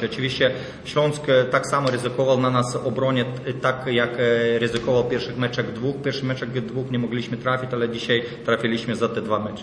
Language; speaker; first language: Polish; non-native, fluent; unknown